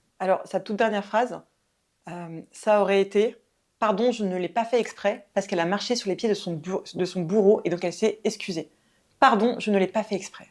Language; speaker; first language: French; native; French